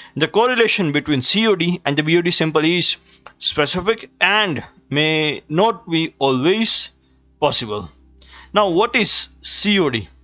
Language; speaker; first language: English; non-native, local second language; Gujarati